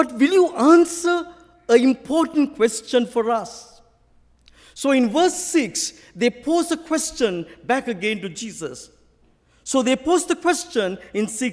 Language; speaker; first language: English; non-native, local second language; Sinhala